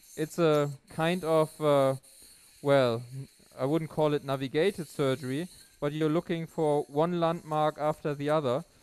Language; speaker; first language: English; non-native, fluent; German